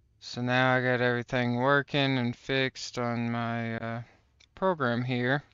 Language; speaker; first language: English; native; English